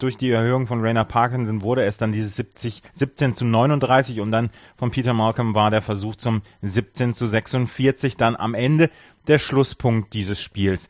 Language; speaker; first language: German; native; German